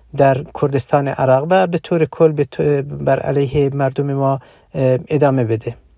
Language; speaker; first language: Persian; non-native, local second language; Central Kurdish